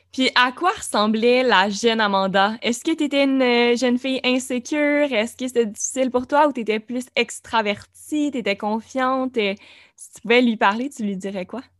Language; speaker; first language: French; native; French